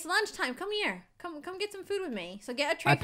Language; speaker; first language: English; native; English